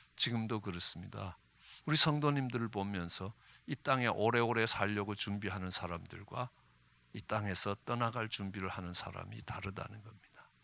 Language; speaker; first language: Korean; native; Korean